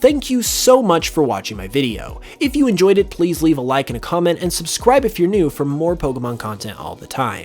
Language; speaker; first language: English; native; English